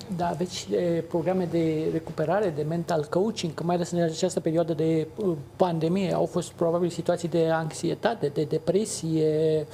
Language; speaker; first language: Romanian; native; Romanian